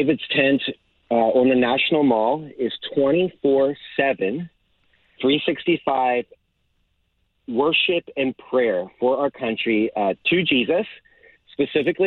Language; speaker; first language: English; native; English